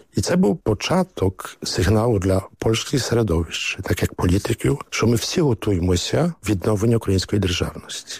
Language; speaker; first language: Ukrainian; early bilingual, heritage; Ukrainian